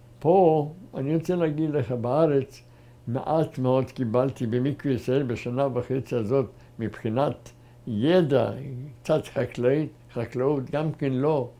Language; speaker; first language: Hebrew; non-native, fluent; German